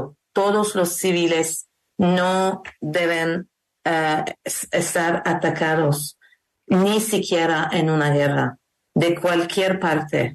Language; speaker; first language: Spanish; non-native, learner; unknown